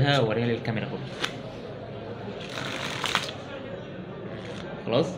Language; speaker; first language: Arabic; native; Arabic